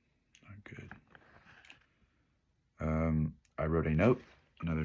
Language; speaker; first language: English; native; English